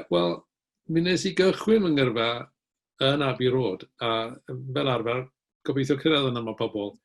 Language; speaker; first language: Welsh; native; Welsh